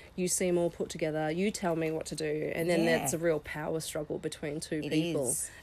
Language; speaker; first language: English; native; English